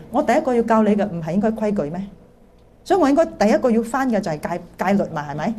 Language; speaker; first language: Cantonese; early bilingual, heritage; Cantonese